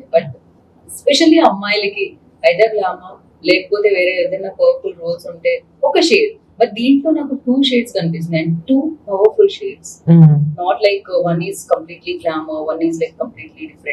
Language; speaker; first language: Telugu; native; Telugu